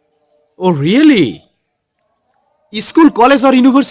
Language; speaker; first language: English; non-native, learner; Bangla